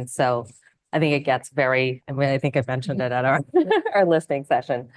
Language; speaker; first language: English; non-native, local second language; Malayalam